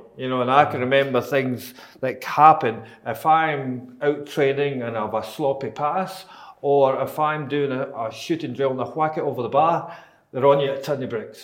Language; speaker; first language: English; native; English